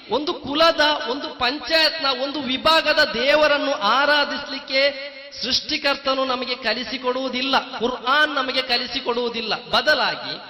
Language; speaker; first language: Kannada; non-native, local second language; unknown